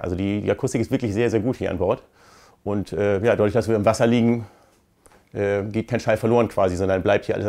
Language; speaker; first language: German; native; German